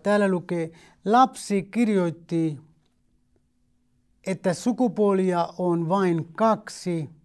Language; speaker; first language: Finnish; non-native, fluent; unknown